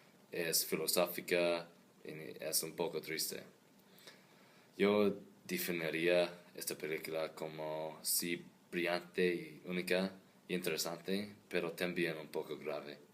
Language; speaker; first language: Spanish; non-native, learner; English